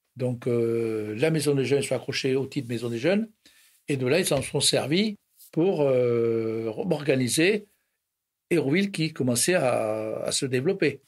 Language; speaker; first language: French; native; French